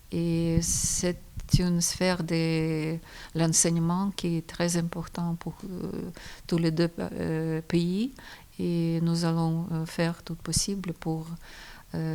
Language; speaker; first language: French; non-native, fluent; Ukrainian